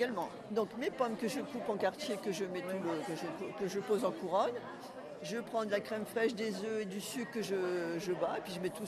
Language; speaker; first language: French; native; French